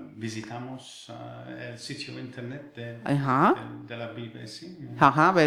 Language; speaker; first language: Spanish; non-native, fluent; English